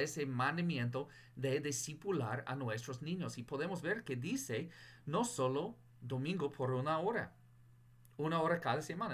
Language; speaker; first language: Spanish; non-native, fluent; English